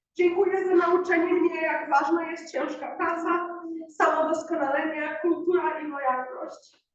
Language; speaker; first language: Polish; early bilingual, heritage; Polish